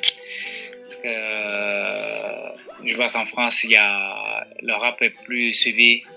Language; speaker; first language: French; non-native, fluent; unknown